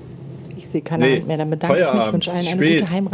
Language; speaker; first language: German; native; German